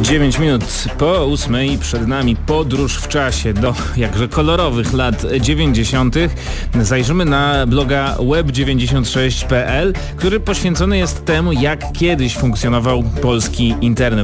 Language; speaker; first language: Polish; native; Polish